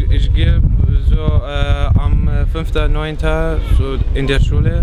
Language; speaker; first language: German; non-native, learner; Kurdish